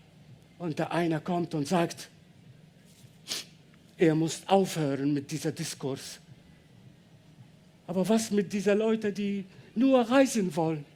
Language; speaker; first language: German; non-native, learner; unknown